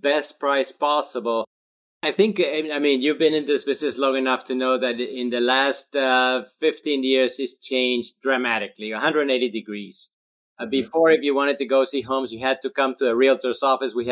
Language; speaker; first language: English; non-native, fluent; Spanish